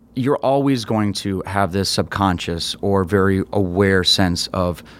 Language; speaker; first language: English; native; English